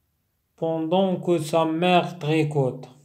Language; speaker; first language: French; non-native, local second language; Arabic